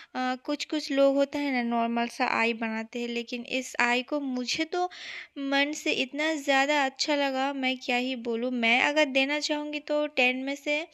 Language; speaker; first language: Hindi; non-native, local second language; Bangla